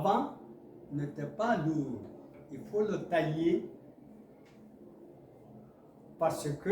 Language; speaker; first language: French; non-native, local second language; Mandingo